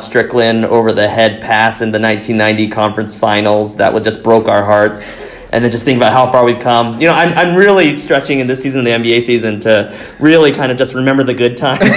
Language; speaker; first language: English; native; English